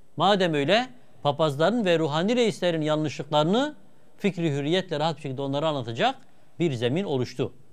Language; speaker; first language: Turkish; native; Turkish